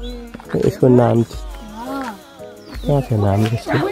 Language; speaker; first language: Nepali; native; Nepali